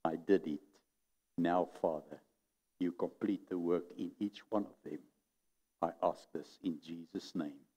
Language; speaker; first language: English; non-native, local second language; Afrikaans